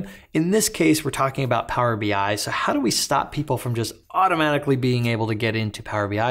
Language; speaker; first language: English; native; English